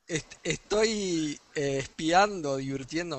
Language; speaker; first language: Spanish; non-native, learner; English